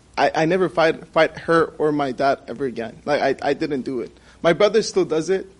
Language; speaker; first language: English; non-native, fluent; Persian